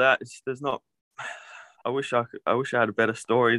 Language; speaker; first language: English; native; English